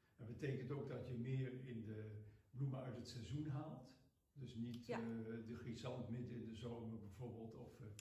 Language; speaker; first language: Dutch; native; Dutch